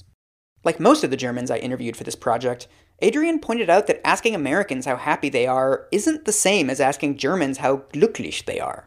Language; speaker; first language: English; native; English